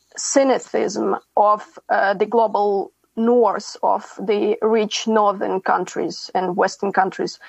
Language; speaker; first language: English; non-native, fluent; Ukrainian